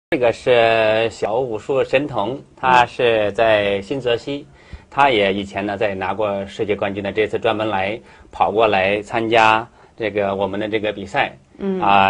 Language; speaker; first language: Chinese; native; Chinese